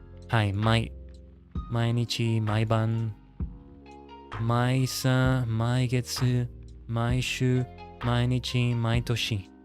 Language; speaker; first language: Japanese; non-native, learner; English